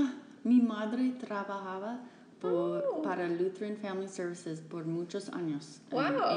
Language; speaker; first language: Spanish; non-native, fluent; English